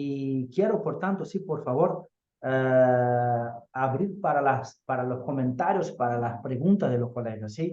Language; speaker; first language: Spanish; non-native, fluent; Portuguese